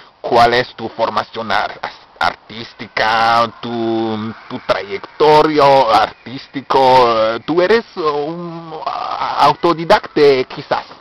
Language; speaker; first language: Spanish; non-native, learner; French